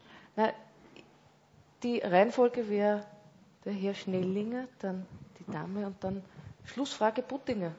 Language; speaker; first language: German; native; German